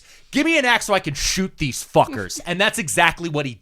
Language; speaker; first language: English; native; English